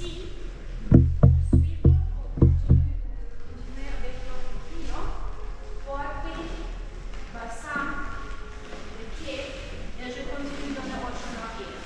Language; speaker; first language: French; non-native, fluent; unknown